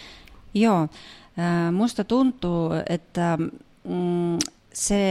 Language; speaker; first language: Finnish; non-native, fluent; Russian